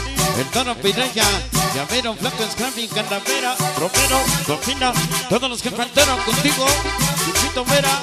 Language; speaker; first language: Spanish; native; Spanish